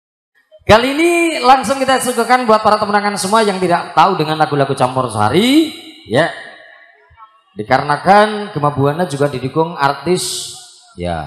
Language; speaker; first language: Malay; non-native, local second language; Javanese